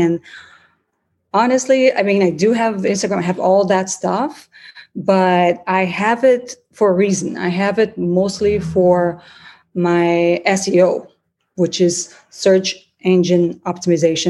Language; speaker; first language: English; non-native, fluent; Portuguese